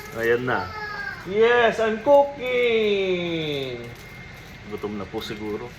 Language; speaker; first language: Filipino; non-native, local second language; Pampanga